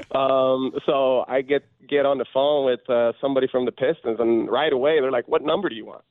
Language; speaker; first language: English; non-native, fluent; Swedish